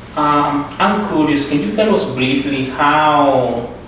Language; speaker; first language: English; non-native, fluent; Spanish